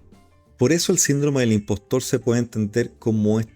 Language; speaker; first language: Spanish; native; Spanish